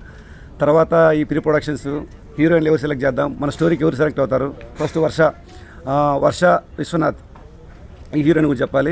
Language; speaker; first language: Telugu; native; Telugu